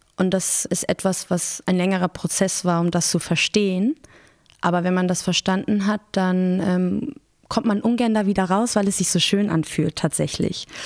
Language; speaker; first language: German; early bilingual, other home language; Persian